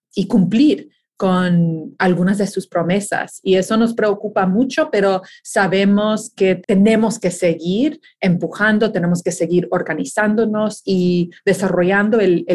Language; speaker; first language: Spanish; early bilingual, heritage; Spanish